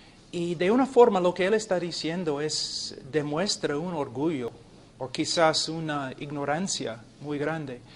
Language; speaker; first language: Spanish; non-native, fluent; English